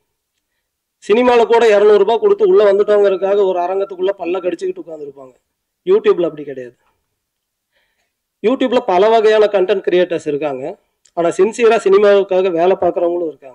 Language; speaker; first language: Tamil; native; Tamil